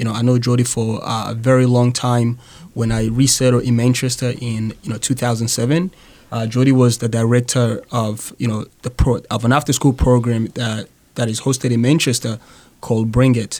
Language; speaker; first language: English; non-native, fluent; Rundi